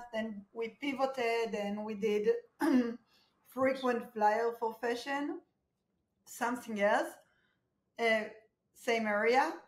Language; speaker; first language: English; non-native, fluent; Hebrew